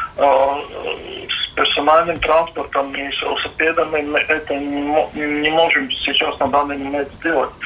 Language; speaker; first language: Russian; non-native, local second language; Latvian